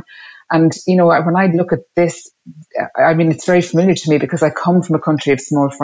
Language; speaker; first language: English; native; English